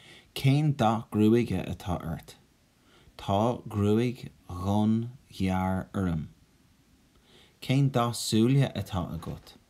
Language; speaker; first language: Irish; non-native, local second language; English